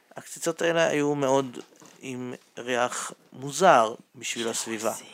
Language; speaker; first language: Hebrew; non-native, fluent; Russian